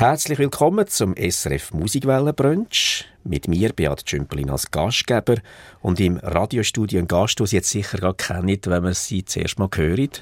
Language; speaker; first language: German; native; German